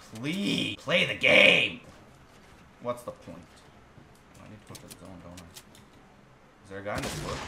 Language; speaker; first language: English; native; English